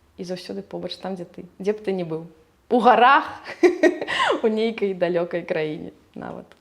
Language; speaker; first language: Belarusian; non-native, local second language; Russian